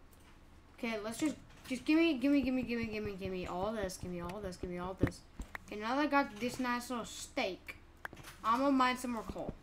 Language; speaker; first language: English; native; English